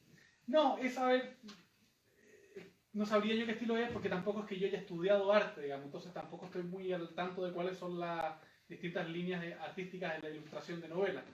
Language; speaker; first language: Spanish; native; Spanish